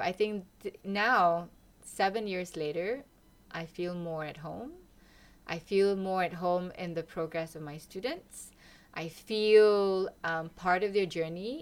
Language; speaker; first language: English; non-native, local second language; Malay